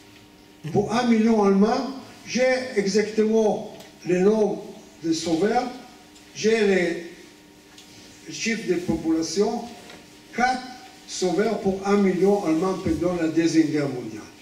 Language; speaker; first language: French; non-native, fluent; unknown